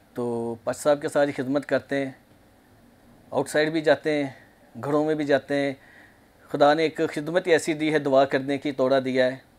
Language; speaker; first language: Urdu; non-native, local second language; Punjabi